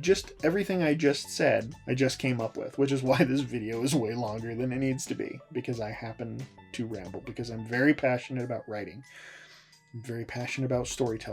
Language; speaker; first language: English; native; English